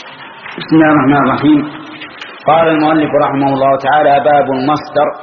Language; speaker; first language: Arabic; native; Arabic